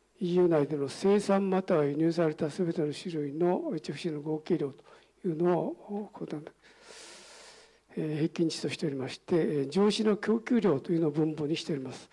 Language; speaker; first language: Japanese; native; Japanese